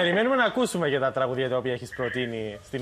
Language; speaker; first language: Greek; native; Greek